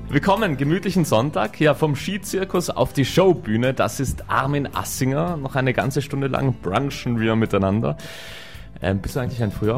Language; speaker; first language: German; native; German